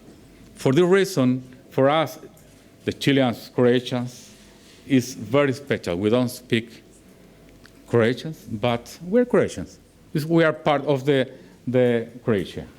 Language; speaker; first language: English; non-native, learner; Spanish